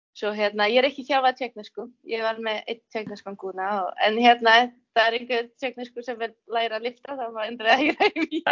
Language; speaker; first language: Icelandic; non-native, fluent; Czech